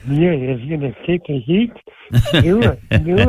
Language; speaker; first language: English; native; English